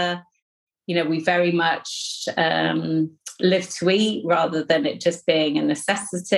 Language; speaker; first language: English; native; English